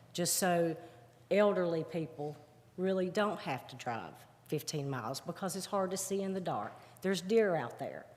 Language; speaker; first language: English; native; English